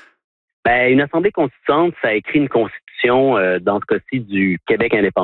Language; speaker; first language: French; native; French